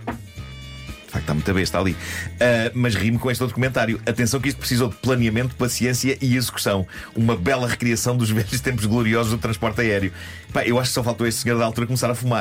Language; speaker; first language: Portuguese; native; Portuguese